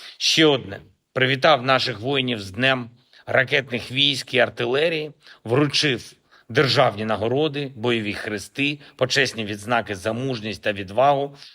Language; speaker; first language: Ukrainian; non-native, local second language; Russian